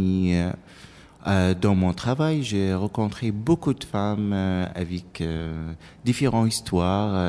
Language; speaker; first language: French; non-native, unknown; Arabic